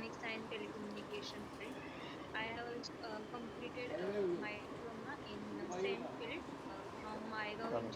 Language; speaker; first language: English; non-native, learner; Marathi